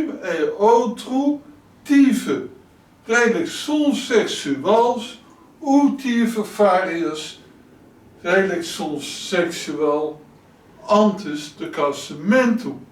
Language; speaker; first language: Portuguese; non-native, learner; Dutch